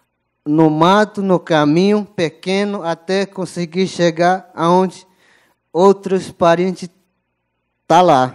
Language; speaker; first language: Portuguese; non-native, local second language; Yanomámi